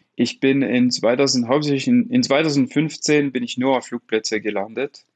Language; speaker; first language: German; non-native, fluent; French